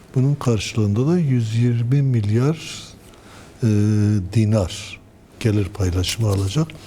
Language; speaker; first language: Turkish; non-native, local second language; Kurdish